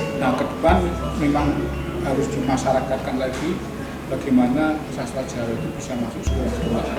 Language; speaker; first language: Indonesian; non-native, local second language; Javanese